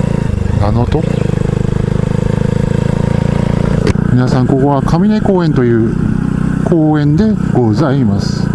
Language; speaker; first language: Japanese; native; Japanese